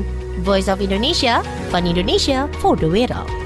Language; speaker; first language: Dutch; non-native, fluent; Indonesian